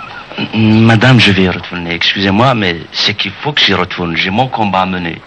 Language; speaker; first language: French; non-native, local second language; Kabyle